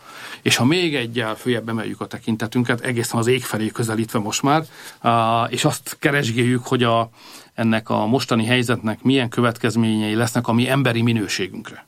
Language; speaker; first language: Hungarian; native; Hungarian